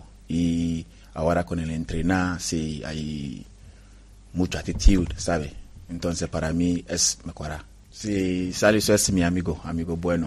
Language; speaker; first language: Spanish; non-native, learner; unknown